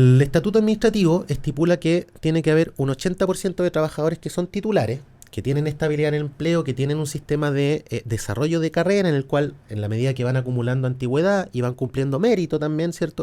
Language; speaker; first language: Spanish; native; Spanish